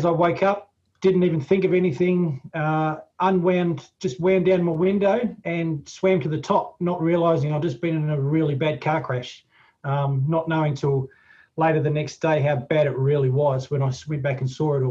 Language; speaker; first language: English; native; English